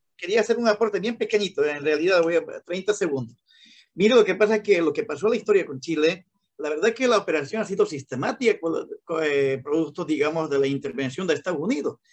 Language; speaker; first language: Spanish; native; Spanish